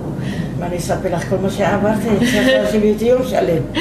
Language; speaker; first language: Hebrew; non-native, fluent; Arabic